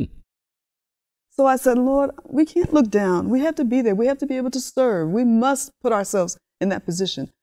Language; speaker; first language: English; early bilingual, other home language; Spanish